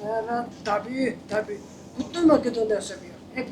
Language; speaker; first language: Turkish; non-native, learner; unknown